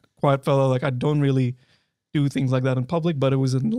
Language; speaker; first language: English; non-native, local second language; Hindi